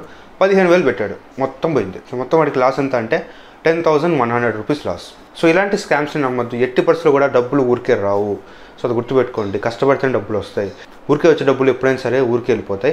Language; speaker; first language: Telugu; native; Telugu